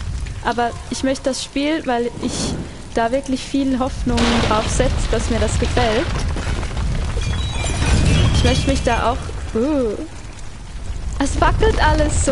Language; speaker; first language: German; native; German